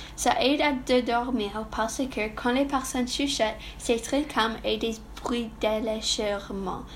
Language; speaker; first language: French; non-native, learner; English